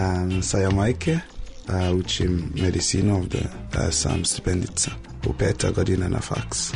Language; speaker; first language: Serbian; non-native, learner; English